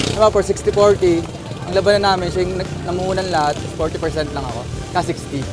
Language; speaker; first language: Filipino; native; Filipino